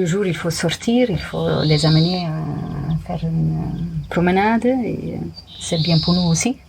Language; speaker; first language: French; non-native, fluent; Dutch